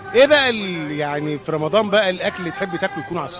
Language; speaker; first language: Arabic; native; Arabic